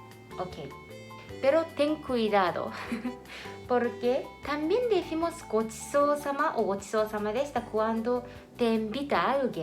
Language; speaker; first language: Spanish; non-native, fluent; Japanese